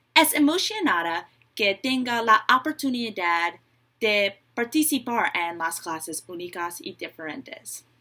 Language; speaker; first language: Spanish; non-native, learner; English